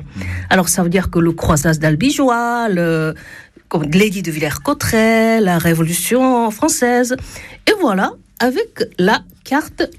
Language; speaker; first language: French; non-native, fluent; Japanese